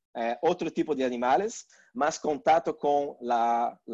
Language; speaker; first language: Spanish; non-native, learner; Portuguese